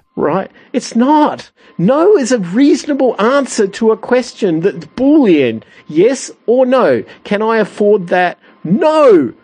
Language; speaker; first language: English; native; English